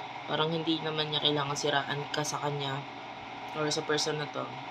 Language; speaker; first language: Filipino; native; Filipino